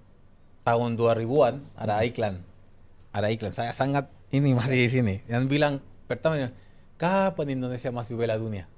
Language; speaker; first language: Indonesian; non-native, fluent; Spanish